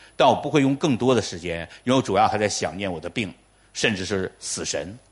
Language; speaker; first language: Chinese; native; Chinese